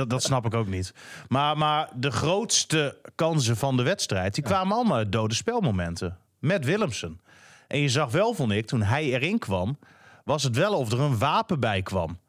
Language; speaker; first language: Dutch; native; Dutch